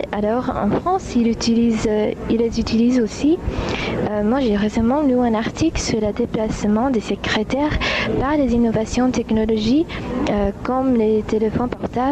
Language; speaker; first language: French; non-native, fluent; English